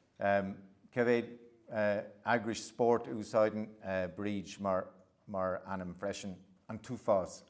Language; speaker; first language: Irish; non-native, local second language; English